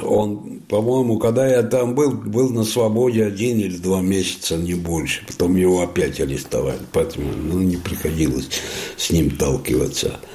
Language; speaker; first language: Russian; non-native, fluent; Italian